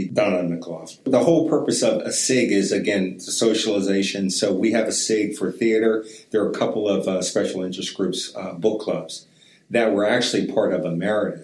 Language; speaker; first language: English; native; English